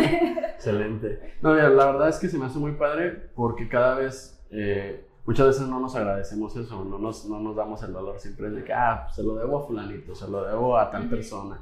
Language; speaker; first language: Spanish; native; Spanish